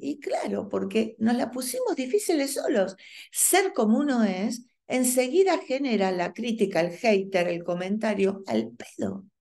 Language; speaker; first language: Spanish; native; Spanish